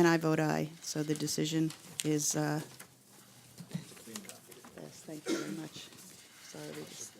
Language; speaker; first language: English; native; English